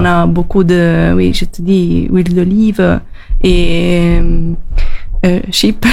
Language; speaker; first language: French; non-native, learner; Italian